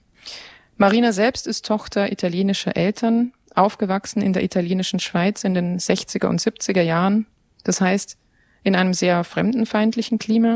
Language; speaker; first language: German; native; German